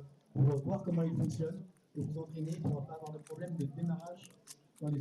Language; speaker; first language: French; native; French